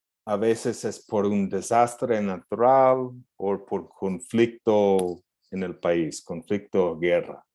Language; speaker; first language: Spanish; non-native, fluent; English